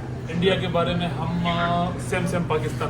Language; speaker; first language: Hindi; non-native, local second language; Pashto